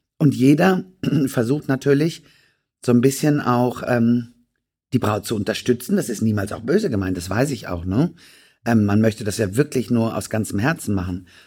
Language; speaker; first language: German; native; German